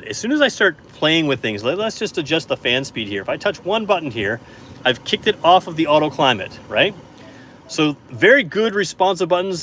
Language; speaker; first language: English; native; English